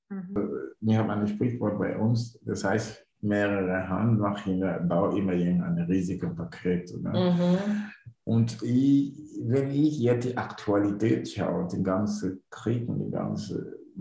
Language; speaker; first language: German; non-native, fluent; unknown